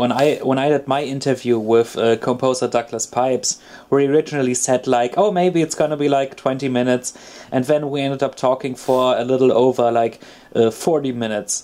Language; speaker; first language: English; non-native, fluent; German